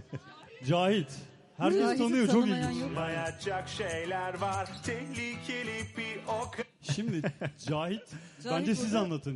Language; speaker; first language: Turkish; native; Turkish